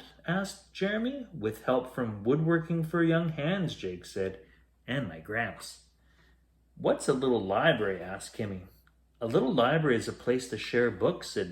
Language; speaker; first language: English; native; English